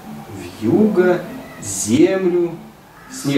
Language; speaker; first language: Russian; native; Russian